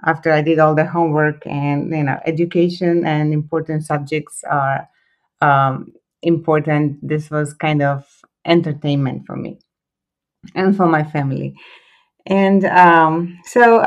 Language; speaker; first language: English; non-native, fluent; Croatian